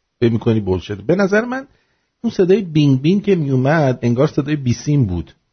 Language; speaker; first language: Persian; native; Persian